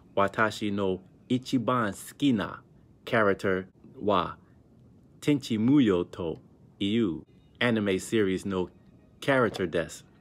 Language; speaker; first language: Japanese; non-native, learner; English